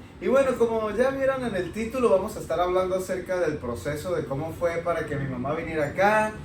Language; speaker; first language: Spanish; native; Spanish